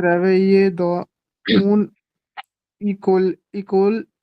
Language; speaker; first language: French; non-native, learner; Hindi